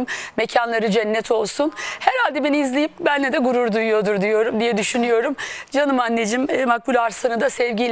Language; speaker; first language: Turkish; native; Turkish